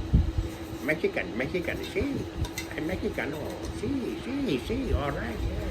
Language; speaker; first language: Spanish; non-native, learner; English